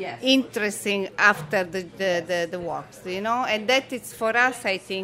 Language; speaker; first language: English; non-native, learner; Italian